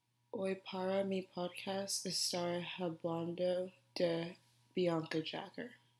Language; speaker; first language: Spanish; non-native, learner; English